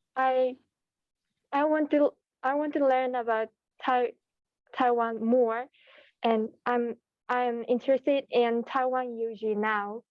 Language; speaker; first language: English; non-native, learner; Japanese